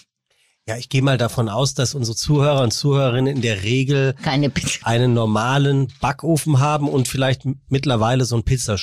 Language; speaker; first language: German; native; German